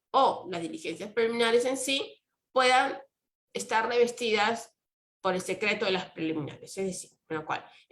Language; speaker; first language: Spanish; native; Spanish